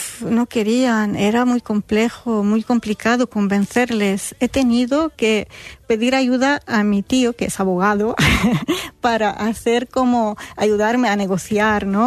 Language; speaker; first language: Spanish; non-native, fluent; Arabic